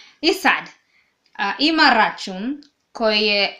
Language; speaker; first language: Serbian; non-native, learner; English